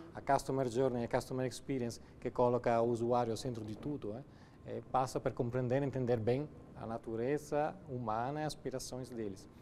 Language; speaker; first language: Portuguese; non-native, fluent; Italian